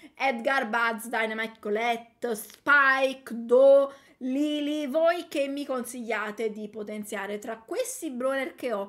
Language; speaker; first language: Italian; native; Italian